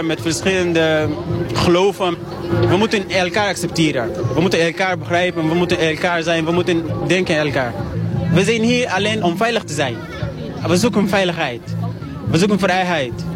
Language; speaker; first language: Dutch; non-native, fluent; Arabic